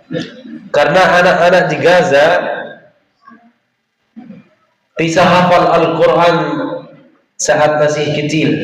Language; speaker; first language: Indonesian; non-native, fluent; Arabic